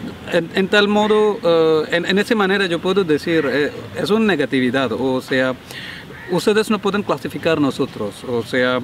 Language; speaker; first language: Spanish; non-native, learner; Malayalam